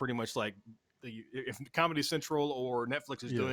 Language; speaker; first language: English; native; English